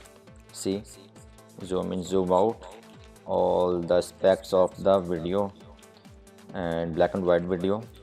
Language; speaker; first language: English; non-native, learner; Urdu